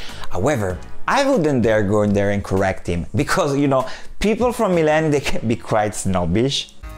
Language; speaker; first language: English; non-native, fluent; Italian